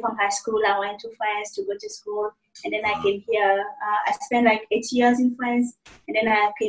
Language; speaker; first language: English; non-native, fluent; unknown